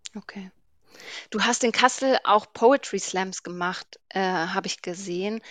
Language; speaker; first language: German; native; German